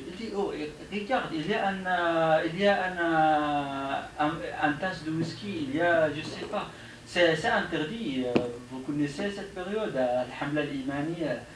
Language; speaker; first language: French; non-native, learner; Arabic